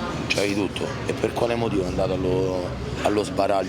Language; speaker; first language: Italian; native; Italian